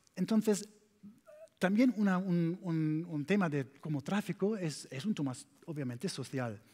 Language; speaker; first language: Spanish; non-native, learner; German